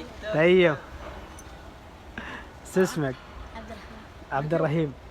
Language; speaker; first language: Arabic; non-native, learner; Hindi